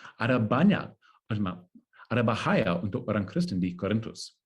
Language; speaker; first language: Indonesian; non-native, learner; English